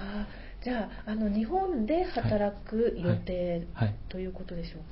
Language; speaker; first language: Japanese; native; Japanese